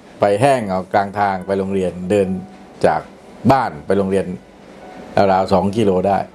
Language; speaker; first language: Thai; native; Thai